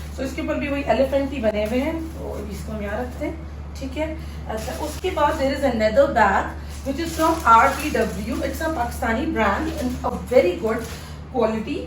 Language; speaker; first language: Urdu; native; Urdu